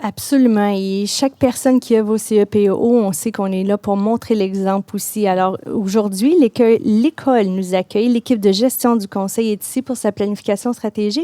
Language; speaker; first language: French; native; French